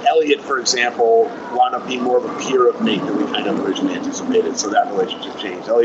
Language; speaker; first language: English; native; English